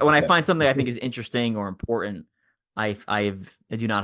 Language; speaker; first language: English; native; English